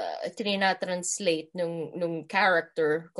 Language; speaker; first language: English; non-native, local second language; Filipino